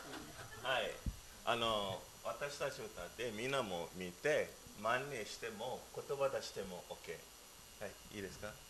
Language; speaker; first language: Japanese; non-native, learner; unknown